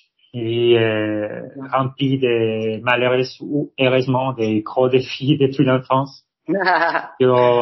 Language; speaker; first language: French; non-native, fluent; Spanish